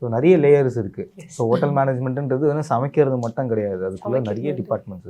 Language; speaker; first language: Tamil; native; Tamil